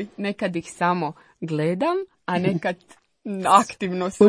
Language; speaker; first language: Croatian; native; Croatian